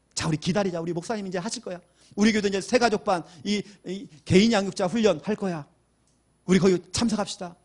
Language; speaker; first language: Korean; native; Korean